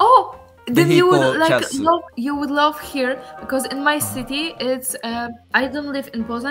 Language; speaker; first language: English; non-native, learner; Polish